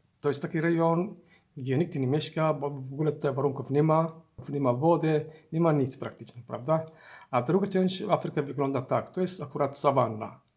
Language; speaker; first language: Polish; non-native, learner; Somali